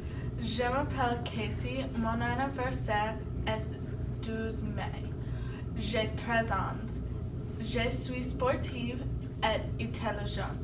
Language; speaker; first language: French; non-native, learner; English